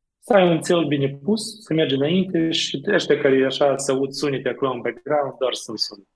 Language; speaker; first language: Romanian; native; Romanian